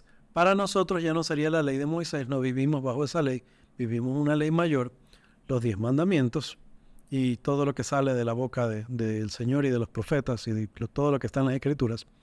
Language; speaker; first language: Spanish; native; Spanish